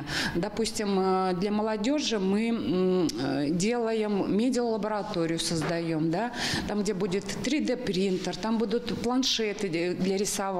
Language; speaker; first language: Russian; native; Russian